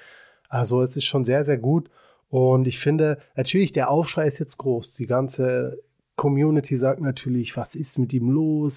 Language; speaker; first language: German; native; German